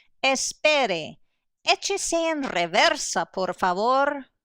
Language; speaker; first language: Spanish; non-native, fluent; English